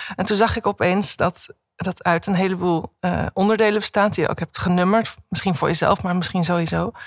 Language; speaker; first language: Dutch; native; Dutch